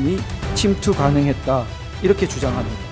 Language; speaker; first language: Korean; native; Korean